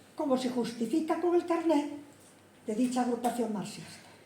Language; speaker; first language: Spanish; native; Spanish